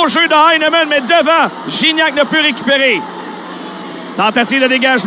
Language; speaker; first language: French; native; French